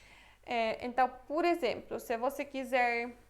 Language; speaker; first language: Portuguese; non-native, fluent; Polish